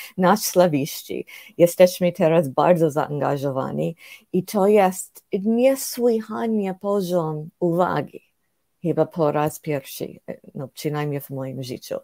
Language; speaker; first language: Polish; non-native, fluent; English